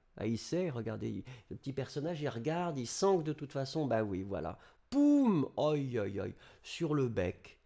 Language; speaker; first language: French; native; French